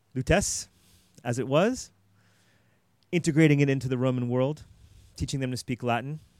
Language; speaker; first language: English; native; English